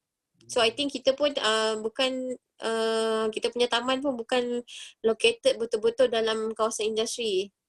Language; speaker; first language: Malay; native; Malay